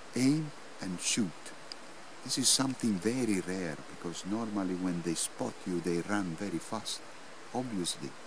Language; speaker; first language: English; non-native, fluent; Italian